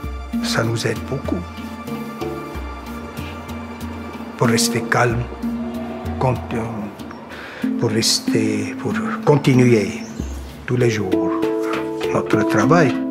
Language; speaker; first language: French; non-native, local second language; German